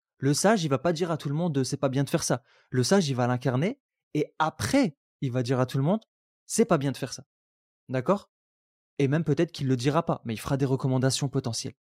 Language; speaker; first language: French; non-native, local second language; Arabic